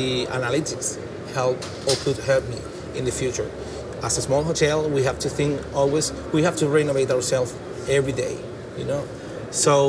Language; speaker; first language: English; non-native, fluent; Spanish